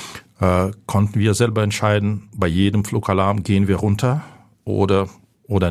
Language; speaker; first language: German; non-native, fluent; Ukrainian